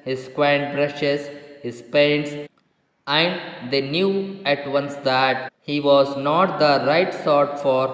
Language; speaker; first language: English; non-native, local second language; Kannada